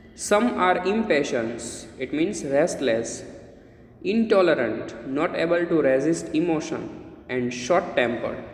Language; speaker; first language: English; non-native, local second language; Gujarati